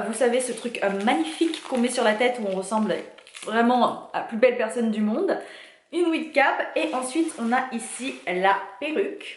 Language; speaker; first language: French; native; French